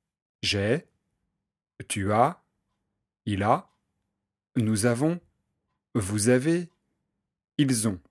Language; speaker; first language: French; native; French